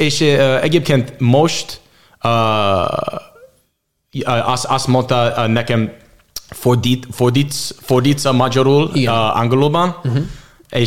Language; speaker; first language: Hungarian; non-native, learner; English